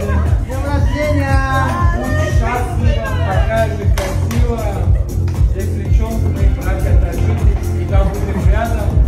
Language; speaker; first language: Russian; non-native, fluent; Tajik